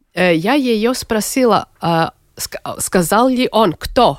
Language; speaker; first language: Russian; non-native, local second language; Latvian